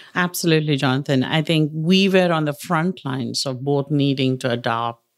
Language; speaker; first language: English; non-native, local second language; Tamil